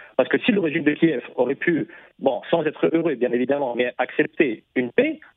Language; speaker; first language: French; non-native, fluent; Russian